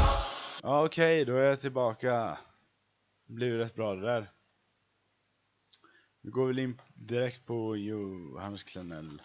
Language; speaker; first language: Swedish; native; Swedish